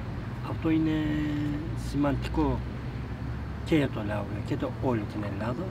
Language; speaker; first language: Greek; non-native, learner; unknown